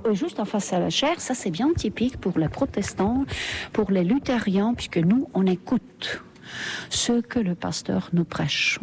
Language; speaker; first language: French; non-native, fluent; Estonian